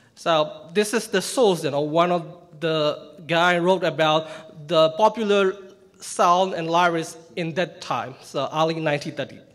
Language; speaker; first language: English; non-native, fluent; Burmese